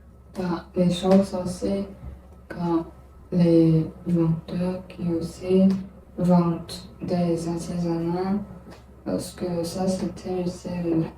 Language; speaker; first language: French; non-native, learner; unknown